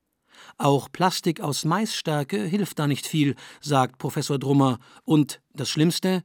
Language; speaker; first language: German; native; German